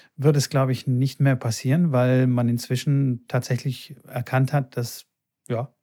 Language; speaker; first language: German; early bilingual, other home language; Bulgarian